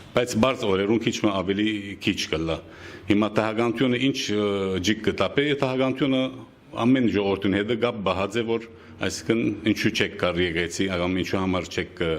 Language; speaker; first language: Armenian; native; Armenian